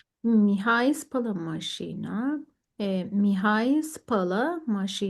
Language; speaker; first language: Romanian; non-native, learner; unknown